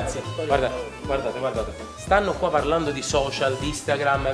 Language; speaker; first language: Italian; native; Italian